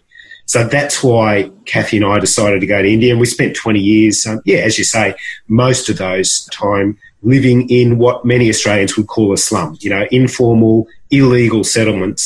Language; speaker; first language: English; native; English